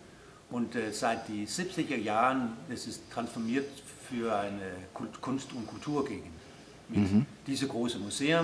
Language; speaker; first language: German; non-native, fluent; Danish